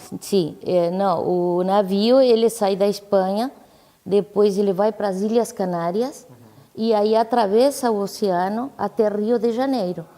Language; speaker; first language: Portuguese; non-native, fluent; Spanish